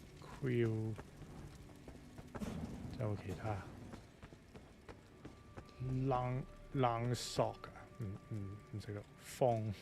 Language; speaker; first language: Chinese; native; Chinese